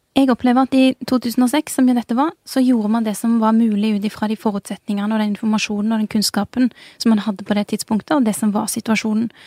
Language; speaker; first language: Norwegian; early bilingual, other home language; Urdu